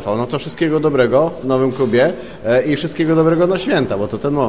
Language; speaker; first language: Polish; native; Polish